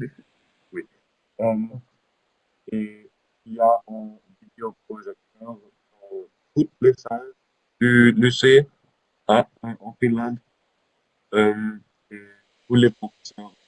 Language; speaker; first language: French; non-native, learner; Finnish